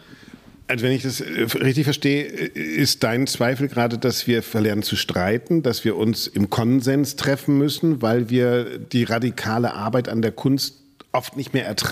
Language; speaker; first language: German; native; German